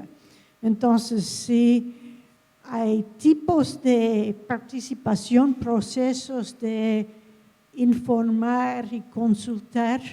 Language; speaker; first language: Spanish; non-native, fluent; English